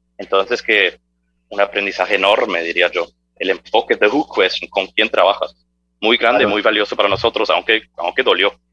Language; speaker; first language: Spanish; early bilingual, heritage; Spanish